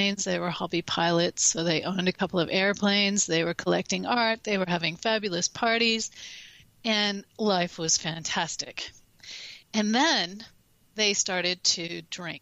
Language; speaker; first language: English; native; English